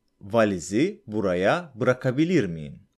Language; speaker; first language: Turkish; non-native, fluent; Russian